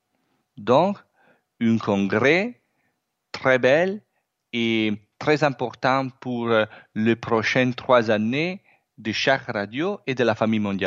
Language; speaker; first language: French; non-native, fluent; Italian